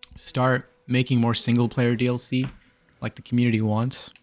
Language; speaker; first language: English; native; English